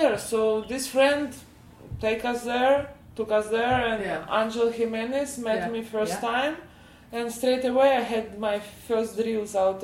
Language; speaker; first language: English; non-native, fluent; Russian